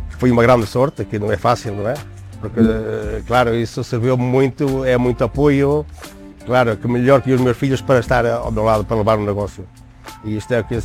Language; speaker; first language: Portuguese; native; Portuguese